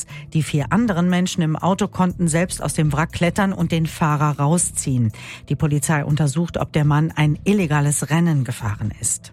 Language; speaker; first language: German; native; German